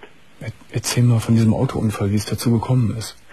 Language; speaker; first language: German; native; German